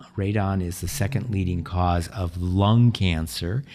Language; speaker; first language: English; native; English